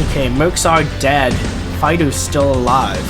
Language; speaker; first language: English; native; English